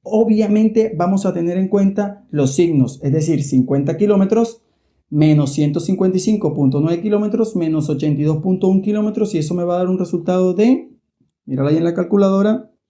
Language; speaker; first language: Spanish; native; Spanish